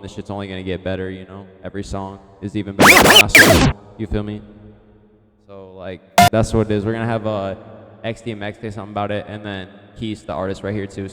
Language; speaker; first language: English; native; English